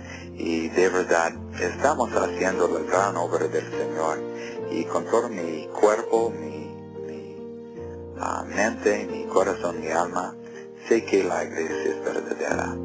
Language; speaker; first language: Spanish; non-native, fluent; English